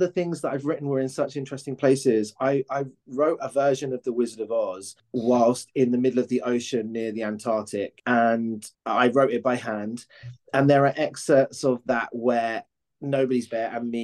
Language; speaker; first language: English; native; English